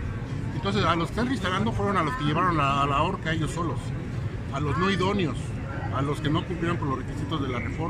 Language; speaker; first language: Spanish; native; Spanish